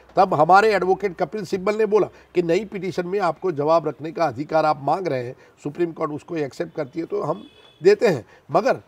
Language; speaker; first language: Hindi; non-native, local second language; Gujarati